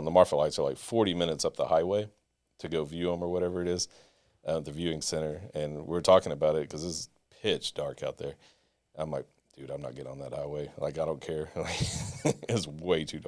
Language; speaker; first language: English; native; English